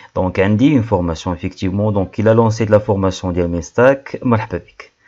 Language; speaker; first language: French; non-native, local second language; Arabic